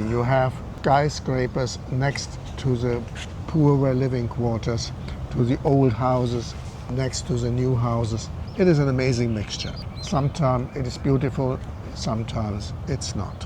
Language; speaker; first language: English; non-native, fluent; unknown